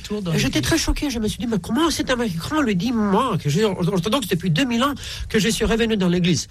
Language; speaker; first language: French; non-native, fluent; Romanian